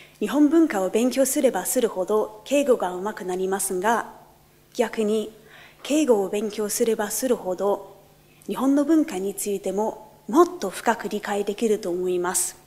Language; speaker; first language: Japanese; non-native, fluent; English